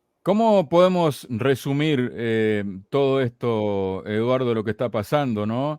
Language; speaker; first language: Spanish; native; Spanish